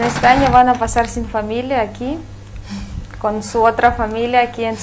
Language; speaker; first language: Spanish; non-native, fluent; Russian